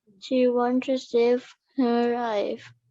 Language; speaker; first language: English; non-native, learner; Thai